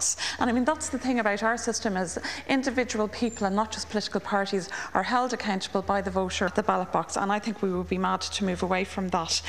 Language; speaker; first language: English; native; English